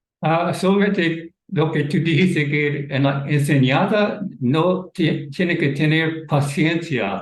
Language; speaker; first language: Spanish; non-native, fluent; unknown